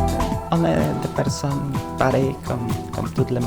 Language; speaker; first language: French; non-native, fluent; Spanish